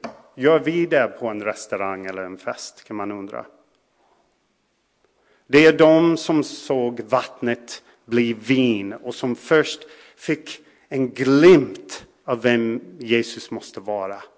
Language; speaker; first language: Swedish; non-native, fluent; English